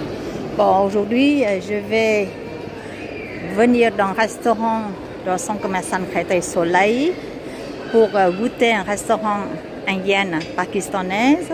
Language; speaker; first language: French; non-native, learner; Vietnamese